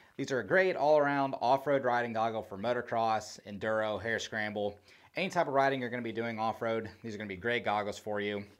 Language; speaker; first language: English; native; English